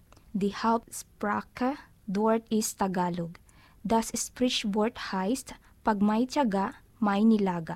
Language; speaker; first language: German; non-native, learner; Filipino